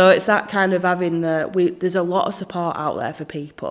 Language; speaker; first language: English; native; English